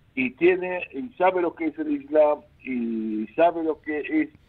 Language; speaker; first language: Spanish; non-native, fluent; Arabic